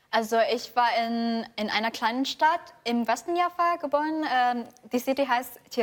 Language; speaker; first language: German; non-native, fluent; Indonesian